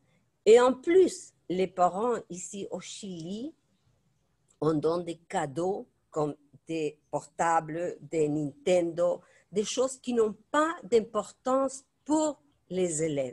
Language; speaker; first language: French; non-native, fluent; Spanish